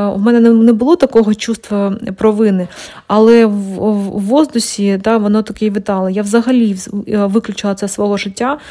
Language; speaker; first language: Ukrainian; non-native, local second language; Russian